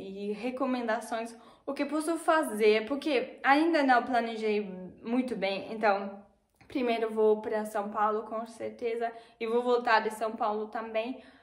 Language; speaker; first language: Portuguese; non-native, fluent; German